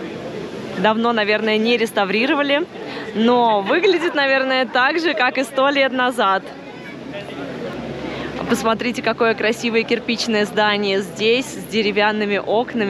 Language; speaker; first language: Russian; native; Russian